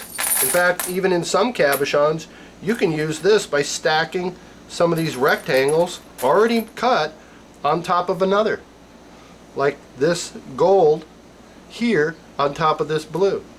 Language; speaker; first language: English; native; English